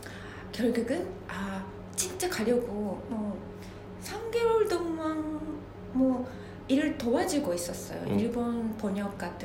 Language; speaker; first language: Korean; non-native, fluent; Japanese